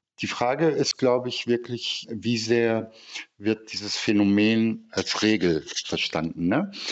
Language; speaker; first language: German; early bilingual, other home language; Turkish